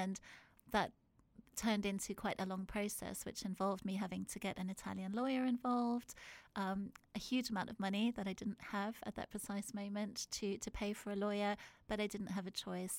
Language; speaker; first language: English; native; English